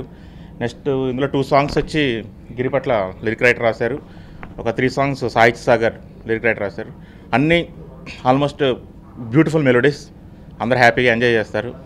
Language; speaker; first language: Telugu; native; Telugu